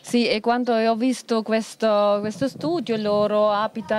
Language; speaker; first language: Italian; non-native, fluent; German